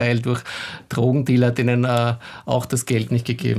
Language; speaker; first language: German; native; German